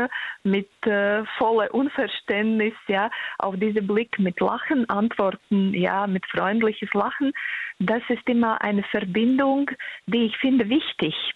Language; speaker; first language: German; non-native, fluent; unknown